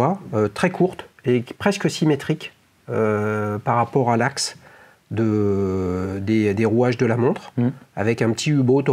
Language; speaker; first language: French; native; French